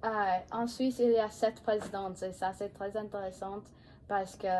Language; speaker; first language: French; non-native, learner; English